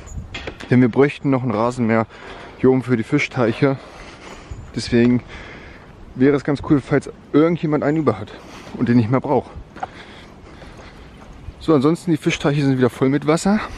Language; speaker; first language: German; native; German